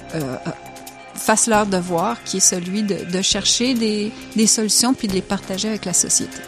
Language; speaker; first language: French; native; French